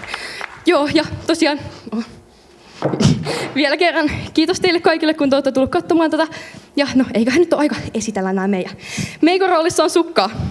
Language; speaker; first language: Finnish; native; Finnish